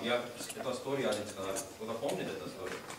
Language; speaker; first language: Russian; non-native, learner; Hindi